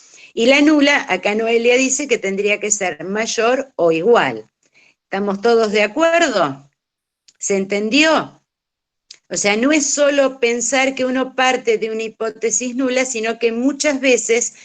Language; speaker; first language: Spanish; native; Spanish